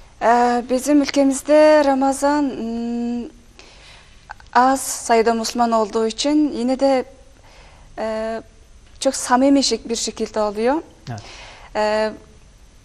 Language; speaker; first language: Turkish; non-native, fluent; Mongolian